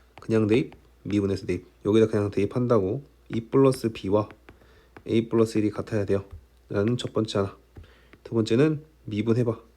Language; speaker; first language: Korean; native; Korean